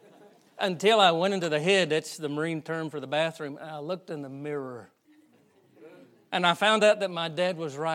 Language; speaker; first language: English; native; English